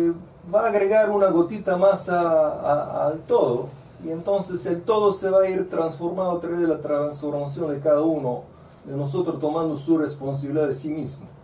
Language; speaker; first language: Spanish; non-native, fluent; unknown